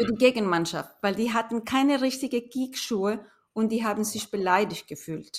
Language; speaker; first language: German; non-native, fluent; Spanish